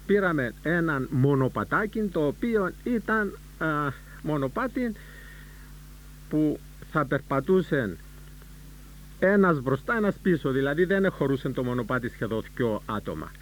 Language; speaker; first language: Greek; native; Greek